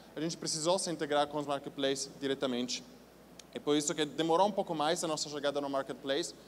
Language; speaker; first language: Portuguese; non-native, fluent; Italian